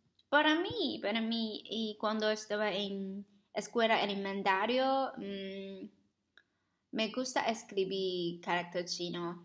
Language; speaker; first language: Spanish; non-native, learner; Chinese